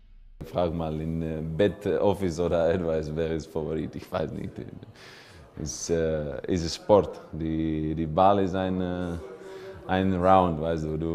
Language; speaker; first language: German; non-native, learner; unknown